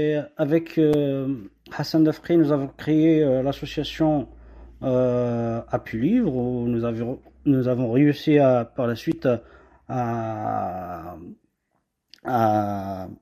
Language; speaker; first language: French; non-native, local second language; Kabyle